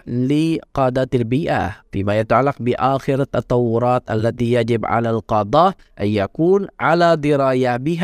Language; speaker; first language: Arabic; non-native, fluent; Indonesian